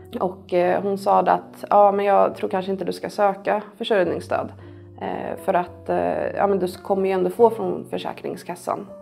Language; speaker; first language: Swedish; native; Swedish